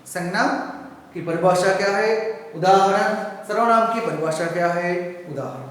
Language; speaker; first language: Hindi; non-native, local second language; Telugu